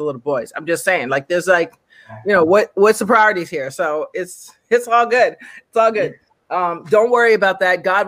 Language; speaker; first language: English; native; English